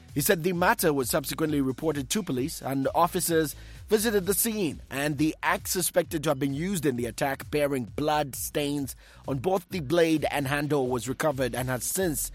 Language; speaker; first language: English; non-native, local second language; Bemba